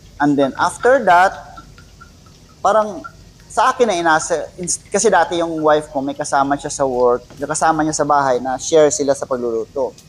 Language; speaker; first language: Filipino; non-native, local second language; Cebuano